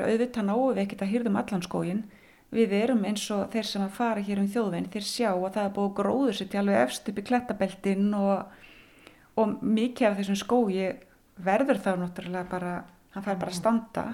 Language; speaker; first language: Icelandic; native; Icelandic